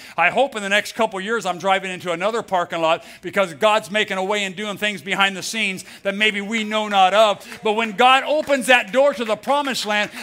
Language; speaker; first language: English; native; English